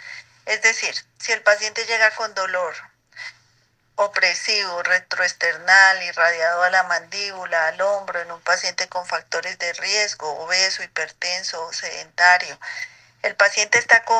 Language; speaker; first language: Spanish; native; Spanish